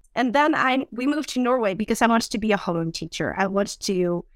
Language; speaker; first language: English; non-native, fluent; Dutch